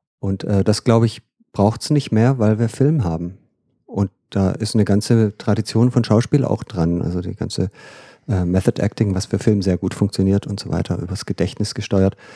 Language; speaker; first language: German; native; German